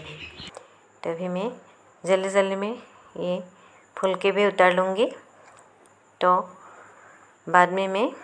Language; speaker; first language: Hindi; non-native, local second language; Assamese